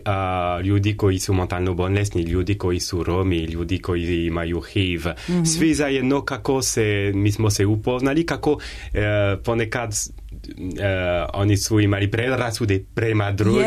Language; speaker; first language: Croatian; non-native, learner; French